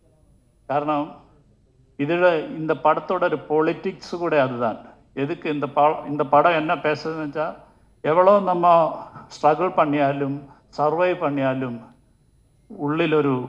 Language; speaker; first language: Tamil; non-native, learner; Malayalam